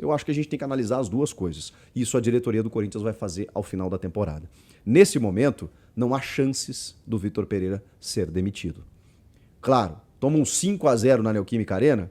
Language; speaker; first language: Portuguese; native; Portuguese